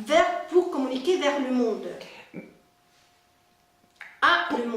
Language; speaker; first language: French; non-native, fluent; Spanish